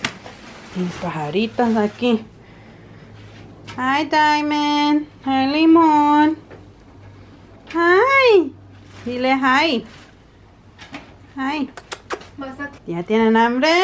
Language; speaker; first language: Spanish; early bilingual, heritage; Spanish